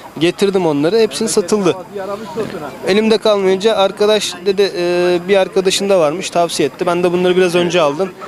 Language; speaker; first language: Turkish; native; Turkish